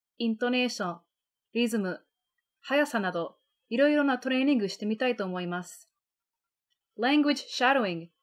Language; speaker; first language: Japanese; non-native, fluent; English